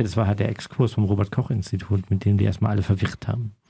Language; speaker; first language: German; native; German